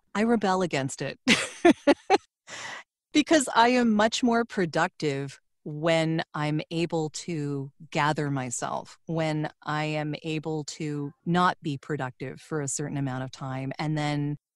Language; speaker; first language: English; native; English